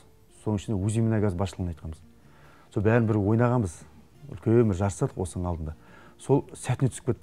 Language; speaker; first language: Kazakh; native; Kazakh